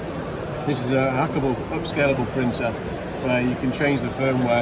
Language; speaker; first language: English; native; English